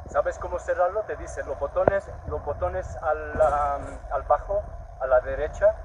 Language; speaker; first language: Spanish; non-native, learner; English